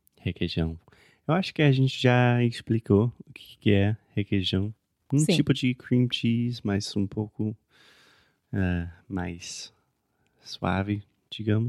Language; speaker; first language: Portuguese; non-native, fluent; English